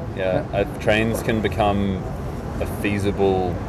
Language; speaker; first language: English; native; English